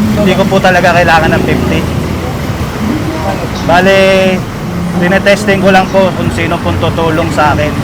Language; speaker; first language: Filipino; native; Filipino